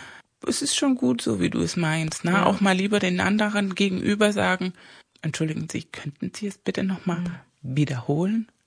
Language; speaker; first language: German; non-native, fluent; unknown